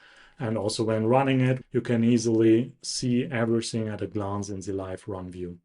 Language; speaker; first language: English; non-native, fluent; German